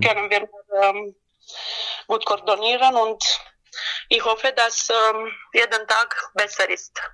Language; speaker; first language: German; non-native, learner; Romanian